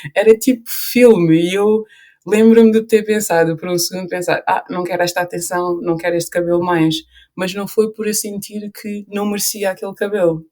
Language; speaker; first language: Portuguese; early bilingual, other home language; Upper Guinea Crioulo